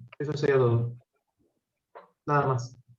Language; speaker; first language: Spanish; native; Spanish